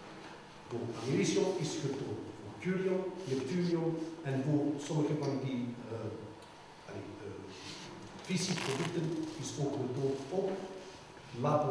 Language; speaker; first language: Dutch; non-native, local second language; French